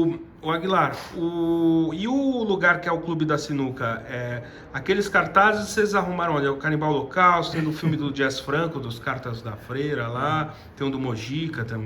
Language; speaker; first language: Portuguese; native; Portuguese